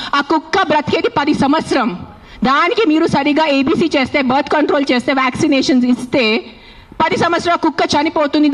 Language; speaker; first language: Telugu; non-native, fluent; Marathi